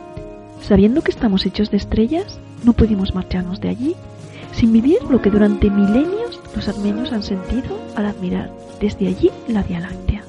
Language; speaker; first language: Spanish; native; Spanish